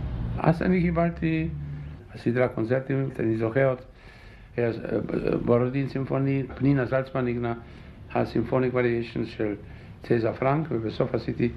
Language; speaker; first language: Hebrew; non-native, fluent; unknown